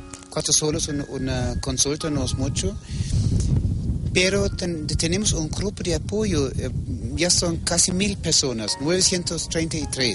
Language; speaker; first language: Spanish; non-native, fluent; German